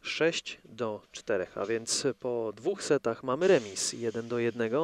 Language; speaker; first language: Polish; native; Polish